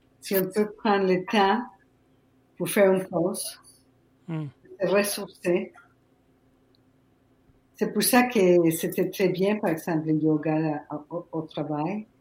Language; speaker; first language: French; non-native, fluent; Spanish